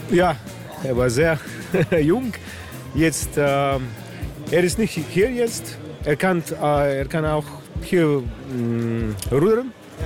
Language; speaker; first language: German; non-native, learner; Slovenian